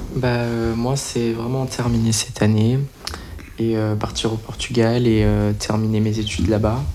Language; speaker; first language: French; early bilingual, other home language; Portuguese